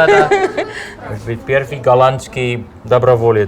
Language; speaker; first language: Russian; non-native, learner; Dutch